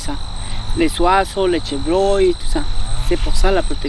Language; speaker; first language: French; non-native, learner; Spanish